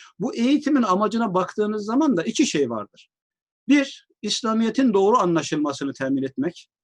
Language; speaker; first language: Turkish; native; Turkish